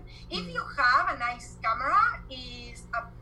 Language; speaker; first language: English; non-native, fluent; Spanish